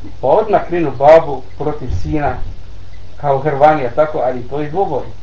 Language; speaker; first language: Bosnian; non-native, learner; Arabic